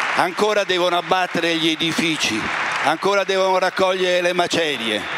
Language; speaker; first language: Italian; native; Italian